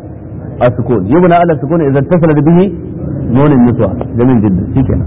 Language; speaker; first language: Arabic; non-native, fluent; Hausa